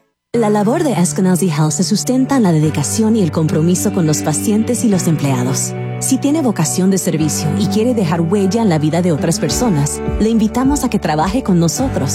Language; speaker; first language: Spanish; native; Spanish